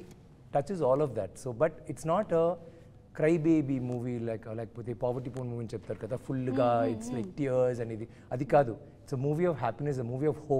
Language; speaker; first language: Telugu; non-native, learner; Tamil